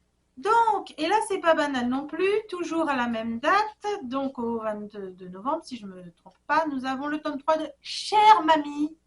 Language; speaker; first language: French; native; French